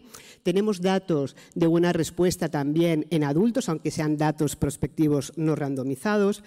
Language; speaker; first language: Spanish; native; Spanish